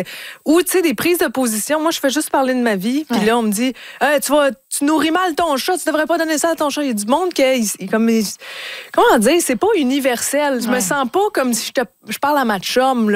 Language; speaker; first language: French; native; French